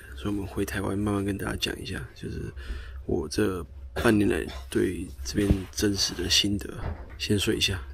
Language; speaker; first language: Chinese; native; Chinese